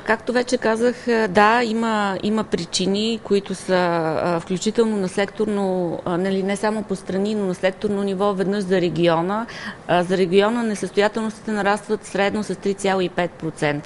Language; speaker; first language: Bulgarian; native; Bulgarian